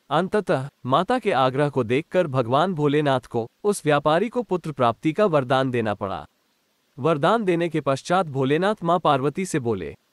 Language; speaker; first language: Hindi; non-native, local second language; Gujarati